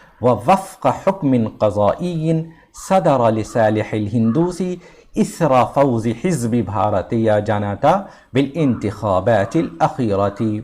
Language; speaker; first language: Arabic; non-native, fluent; Urdu